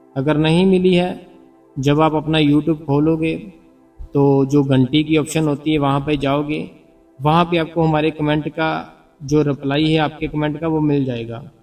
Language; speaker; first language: Hindi; non-native, local second language; Punjabi